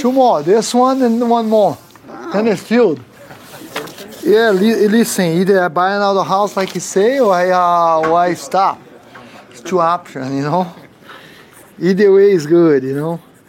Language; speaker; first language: English; non-native, fluent; Portuguese